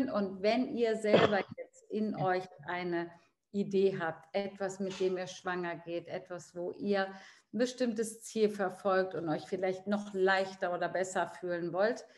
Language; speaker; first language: German; native; German